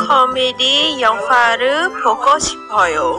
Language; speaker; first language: Korean; non-native, learner; Khmer